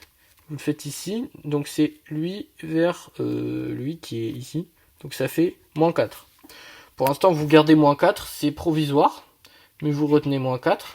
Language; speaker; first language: French; native; French